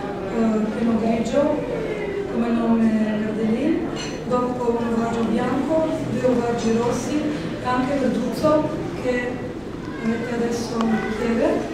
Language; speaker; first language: Italian; non-native, learner; Slovenian